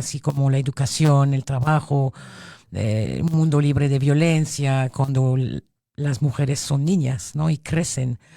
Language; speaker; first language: Spanish; non-native, fluent; French